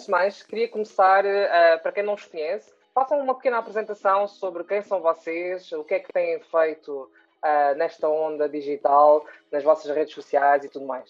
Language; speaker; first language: Portuguese; native; Portuguese